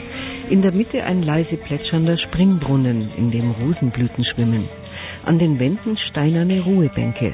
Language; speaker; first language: German; native; German